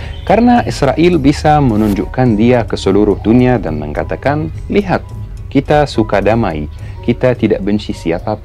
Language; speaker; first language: Indonesian; non-native, fluent; Arabic